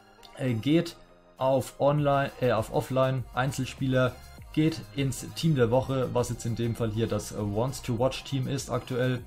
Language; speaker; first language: German; native; German